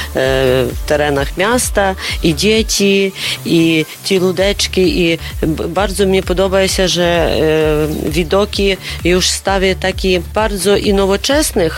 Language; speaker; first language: Polish; non-native, learner; Ukrainian